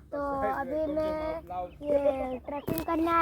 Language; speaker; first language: Hindi; non-native, local second language; Marathi